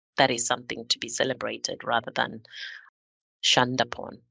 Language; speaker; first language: English; non-native, local second language; Shona